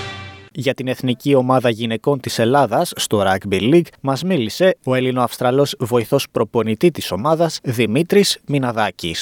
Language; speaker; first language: Greek; native; Greek